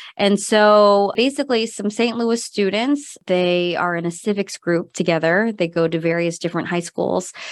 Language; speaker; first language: English; native; English